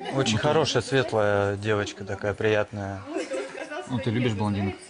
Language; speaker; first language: Russian; native; Russian